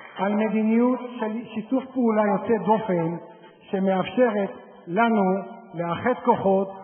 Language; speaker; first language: Hebrew; native; Hebrew